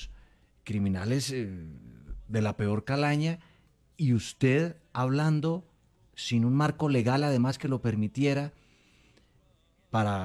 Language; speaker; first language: Spanish; native; Spanish